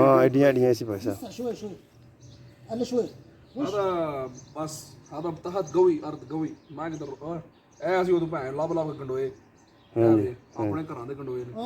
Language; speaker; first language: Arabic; non-native, learner; Punjabi